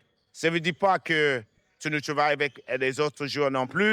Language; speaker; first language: French; non-native, fluent; English